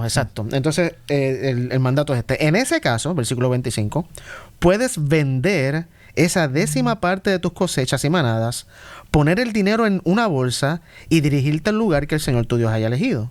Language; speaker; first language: Spanish; native; Spanish